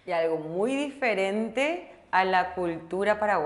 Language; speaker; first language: Spanish; non-native, local second language; Korean